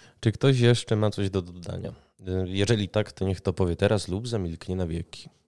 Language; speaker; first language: Polish; native; Polish